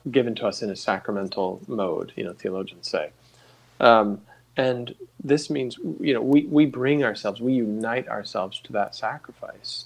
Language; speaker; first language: English; native; English